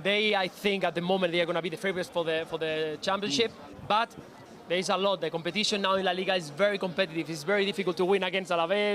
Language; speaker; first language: English; non-native, fluent; Spanish